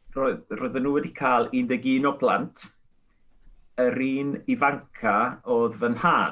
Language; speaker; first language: Welsh; non-native, fluent; Spanish